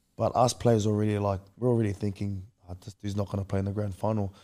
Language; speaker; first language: English; native; English